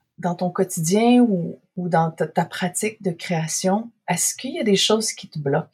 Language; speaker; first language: French; native; French